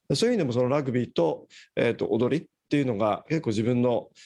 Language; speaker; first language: Japanese; native; Japanese